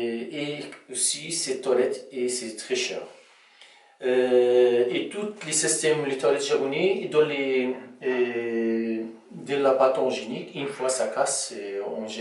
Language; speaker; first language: French; non-native, fluent; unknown